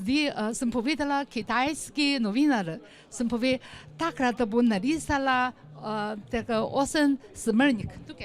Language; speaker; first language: Slovenian; non-native, learner; Chinese